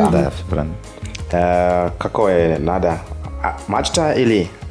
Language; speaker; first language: Russian; non-native, learner; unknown